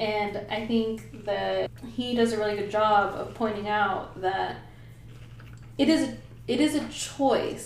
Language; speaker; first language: English; early bilingual, other home language; Spanish